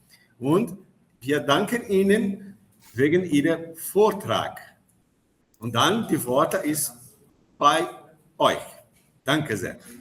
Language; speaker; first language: German; non-native, learner; Portuguese